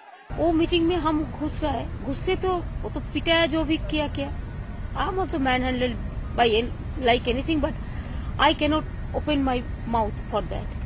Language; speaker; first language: Hindi; non-native, local second language; Bangla